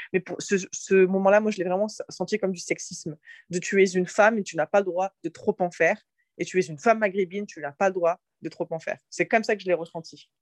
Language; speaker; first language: French; early bilingual, other home language; Arabic